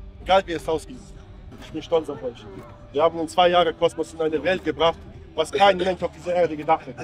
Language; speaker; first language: German; native; German